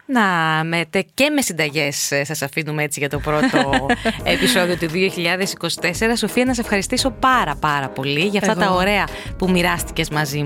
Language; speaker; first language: Greek; native; Greek